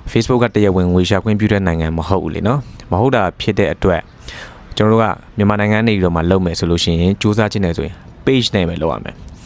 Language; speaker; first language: Burmese; non-native, local second language; Shan